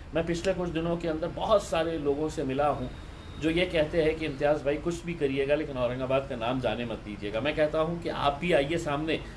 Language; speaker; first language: Hindi; non-native, local second language; Urdu